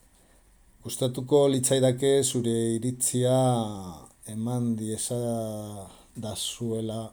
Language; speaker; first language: Basque; non-native, learner; Spanish